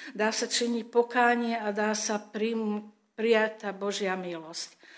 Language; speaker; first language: Slovak; non-native, local second language; German